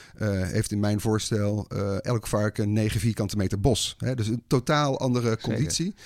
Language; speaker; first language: Dutch; native; Dutch